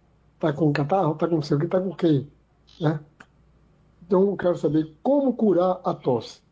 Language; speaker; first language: Portuguese; native; Portuguese